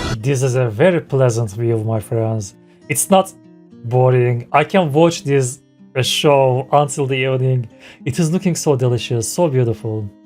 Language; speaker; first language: English; non-native, fluent; Turkish